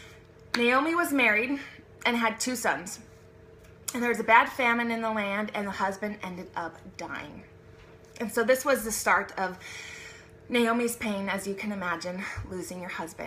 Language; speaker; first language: English; native; English